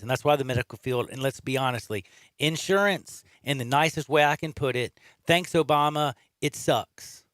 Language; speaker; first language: English; native; English